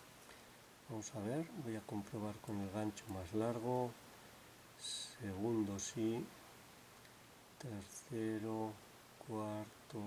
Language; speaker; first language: Spanish; native; Spanish